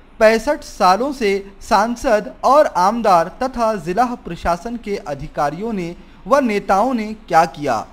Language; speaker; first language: Hindi; non-native, local second language; Marathi